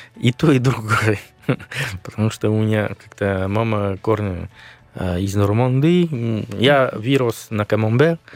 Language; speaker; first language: Russian; non-native, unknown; French